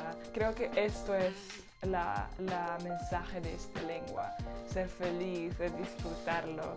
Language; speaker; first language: Spanish; non-native, learner; Slovak